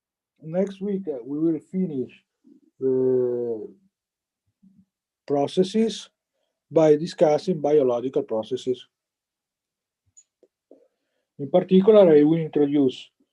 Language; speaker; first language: English; non-native, fluent; Italian